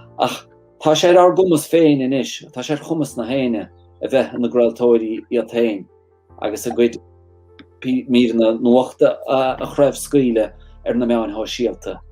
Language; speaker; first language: Irish; native; Irish